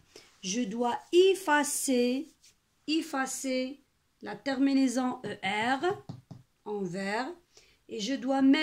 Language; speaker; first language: French; non-native, local second language; Arabic